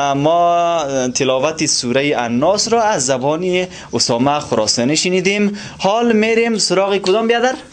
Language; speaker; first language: Persian; native; Persian